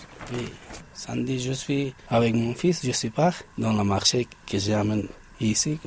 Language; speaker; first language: French; non-native, learner; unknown